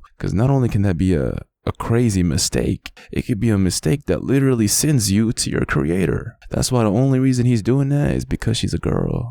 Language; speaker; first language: English; native; English